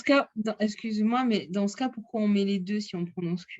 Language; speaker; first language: French; native; French